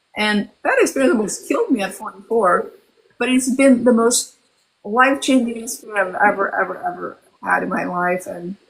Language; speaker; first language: English; early bilingual, other home language; Albanian